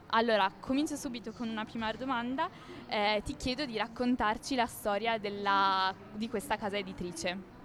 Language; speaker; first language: Italian; native; Italian